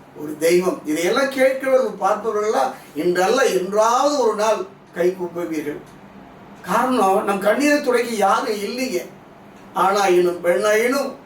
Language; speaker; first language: Tamil; native; Tamil